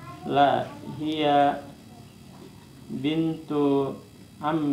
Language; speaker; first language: Arabic; non-native, learner; Indonesian